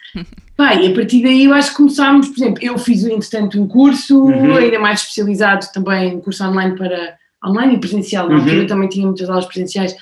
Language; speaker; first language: Portuguese; native; Portuguese